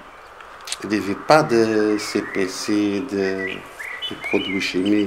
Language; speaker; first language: French; non-native, learner; Arabic